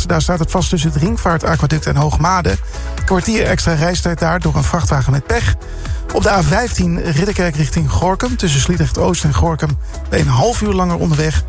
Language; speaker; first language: Dutch; native; Dutch